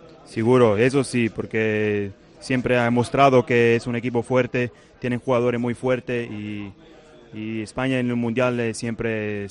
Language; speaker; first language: Spanish; early bilingual, heritage; Spanish